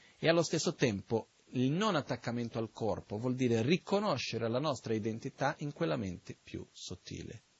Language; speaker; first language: Italian; non-native, fluent; Portuguese